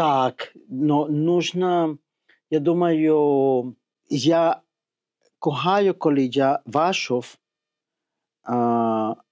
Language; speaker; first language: Russian; non-native, learner; Spanish